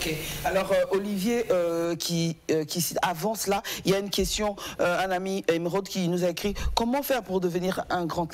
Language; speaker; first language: French; native; French